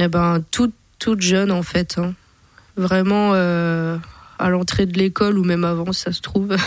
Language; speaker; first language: French; native; French